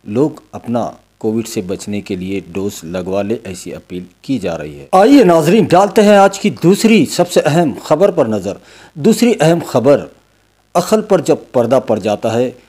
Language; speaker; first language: Hindi; non-native, local second language; Urdu